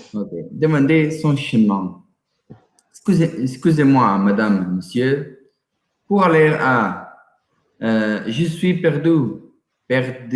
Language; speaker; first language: French; non-native, learner; Portuguese